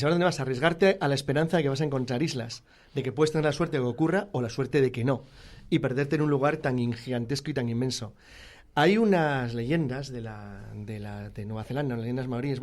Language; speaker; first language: Spanish; native; Spanish